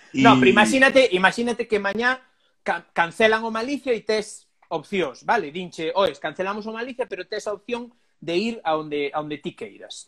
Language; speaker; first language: Galician; native; Galician